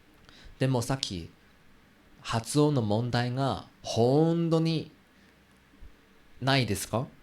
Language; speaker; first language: Japanese; non-native, learner; Chinese